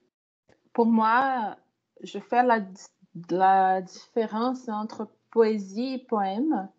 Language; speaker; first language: French; non-native, fluent; Portuguese